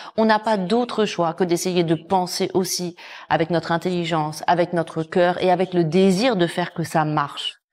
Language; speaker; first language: French; native; French